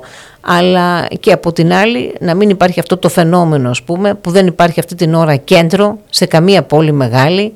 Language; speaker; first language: Greek; native; Greek